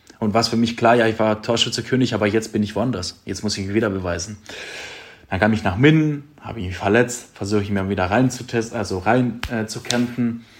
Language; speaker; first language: German; non-native, fluent; Greek